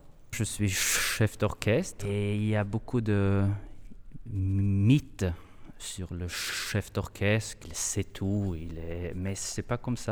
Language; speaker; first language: French; non-native, fluent; Swedish